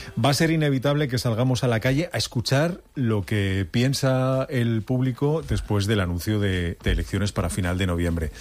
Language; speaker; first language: Spanish; native; Spanish